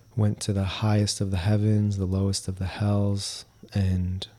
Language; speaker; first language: English; early bilingual, other home language; Spanish